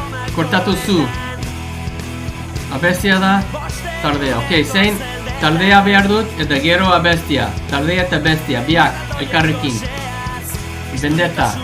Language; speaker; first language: Basque; non-native, learner; English